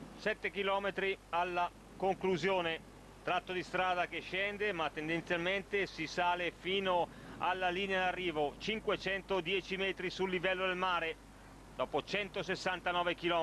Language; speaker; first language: Italian; native; Italian